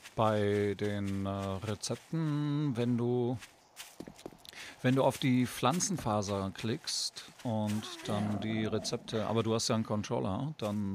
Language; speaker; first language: German; native; German